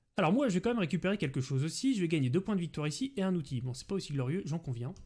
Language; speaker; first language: French; native; French